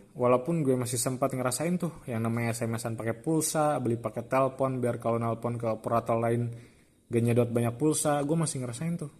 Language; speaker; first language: Indonesian; native; Indonesian